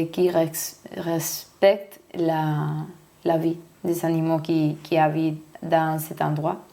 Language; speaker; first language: French; non-native, learner; Spanish